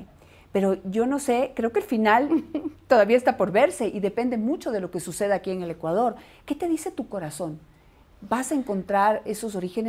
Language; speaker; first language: Spanish; native; Spanish